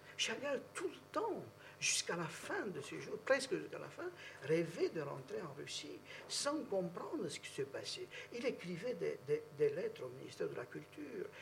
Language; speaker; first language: French; non-native, fluent; Romanian